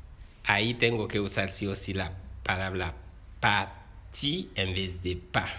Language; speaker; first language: Spanish; non-native, fluent; Haitian Creole